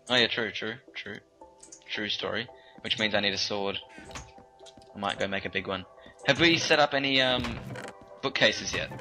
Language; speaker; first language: English; native; English